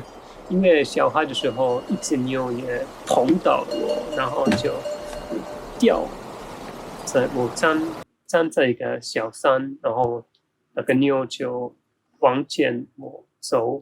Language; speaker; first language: Chinese; non-native, fluent; German